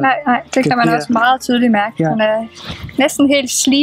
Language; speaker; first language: Danish; native; Danish